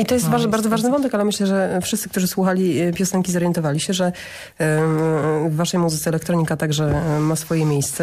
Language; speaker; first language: Polish; native; Polish